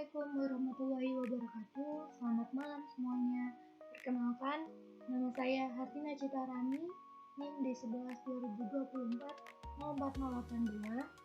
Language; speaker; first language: Indonesian; native; Indonesian